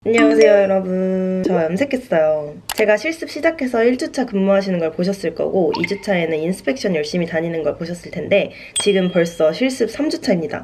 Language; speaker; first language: Korean; native; Korean